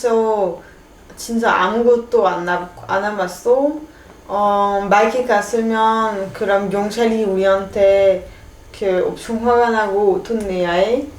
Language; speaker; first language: Korean; non-native, fluent; French